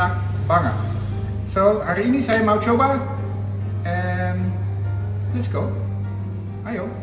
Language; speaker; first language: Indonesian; non-native, learner; Dutch